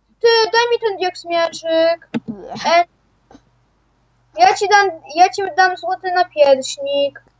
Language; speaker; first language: Polish; native; Polish